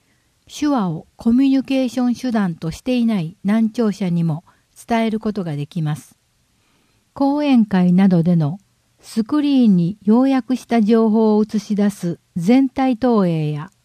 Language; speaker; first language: Japanese; native; Japanese